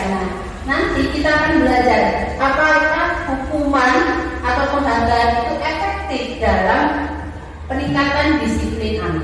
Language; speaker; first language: Indonesian; native; Indonesian